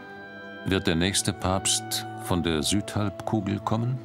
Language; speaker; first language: German; native; German